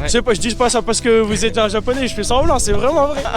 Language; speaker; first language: French; native; French